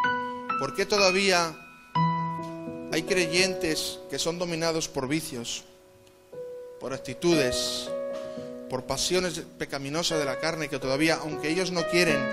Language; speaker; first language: Spanish; native; Spanish